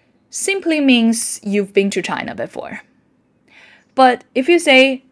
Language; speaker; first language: English; non-native, fluent; Chinese